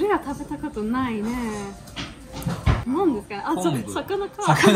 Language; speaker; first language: Japanese; non-native, fluent; Swedish